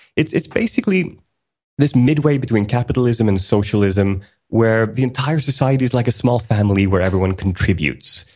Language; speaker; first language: English; early bilingual, other home language; Swedish